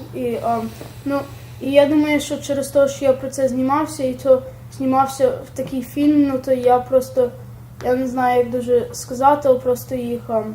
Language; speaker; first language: Ukrainian; early bilingual, heritage; Ukrainian